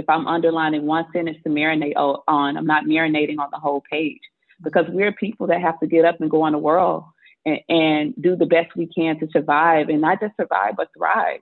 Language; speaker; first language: English; native; English